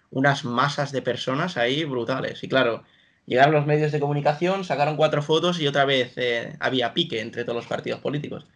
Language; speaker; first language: Spanish; native; Spanish